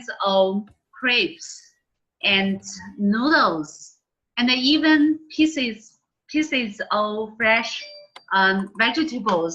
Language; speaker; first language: English; non-native, learner; Chinese